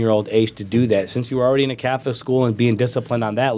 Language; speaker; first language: English; native; English